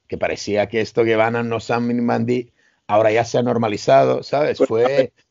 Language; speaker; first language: Spanish; non-native, fluent; Serbian